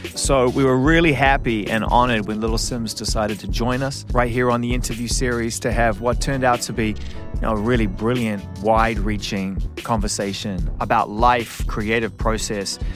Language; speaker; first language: English; native; English